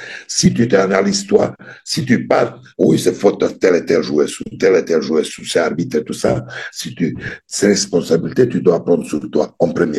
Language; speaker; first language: French; non-native, fluent; Serbian